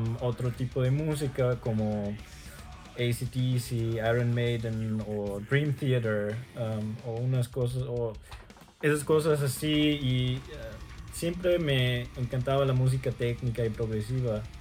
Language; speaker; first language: Spanish; early bilingual, heritage; German